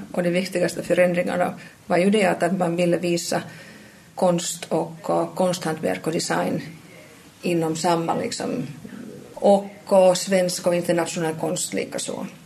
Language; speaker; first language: Swedish; non-native, local second language; Finnish